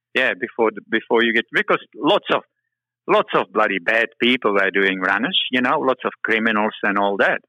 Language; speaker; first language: English; non-native, fluent; Czech